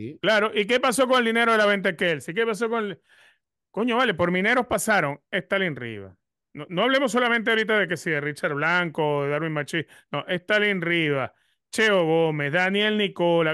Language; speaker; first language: Spanish; native; Spanish